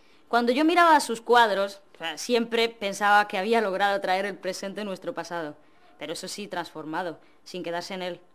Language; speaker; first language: Spanish; non-native, fluent; Arabic